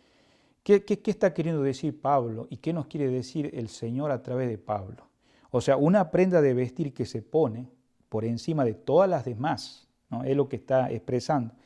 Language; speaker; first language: Spanish; native; Spanish